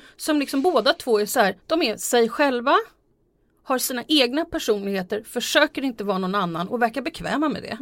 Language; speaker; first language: Swedish; native; Swedish